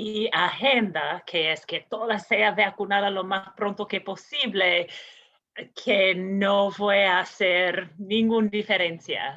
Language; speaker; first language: Spanish; non-native, fluent; English